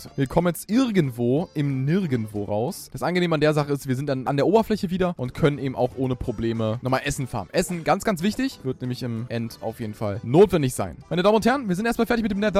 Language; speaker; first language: German; native; German